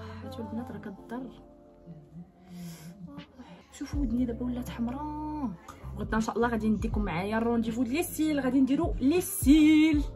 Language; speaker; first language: Arabic; native; Arabic